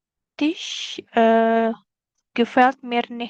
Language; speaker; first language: German; non-native, learner; Indonesian